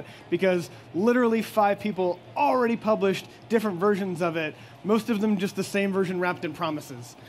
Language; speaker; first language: English; native; English